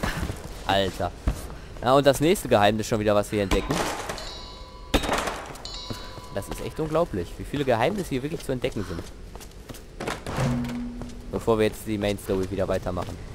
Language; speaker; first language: German; native; German